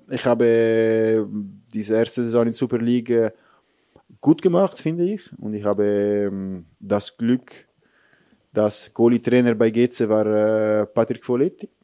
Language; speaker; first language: German; non-native, fluent; Italian